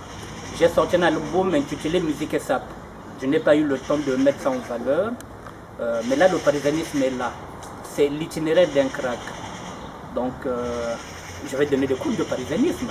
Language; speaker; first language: French; non-native, local second language; Lingala